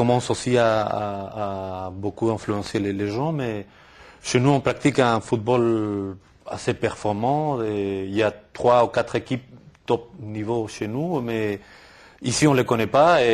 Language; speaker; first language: French; non-native, fluent; Spanish